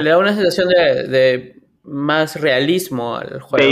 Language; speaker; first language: Spanish; native; Spanish